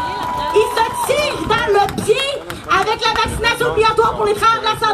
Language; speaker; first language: French; native; French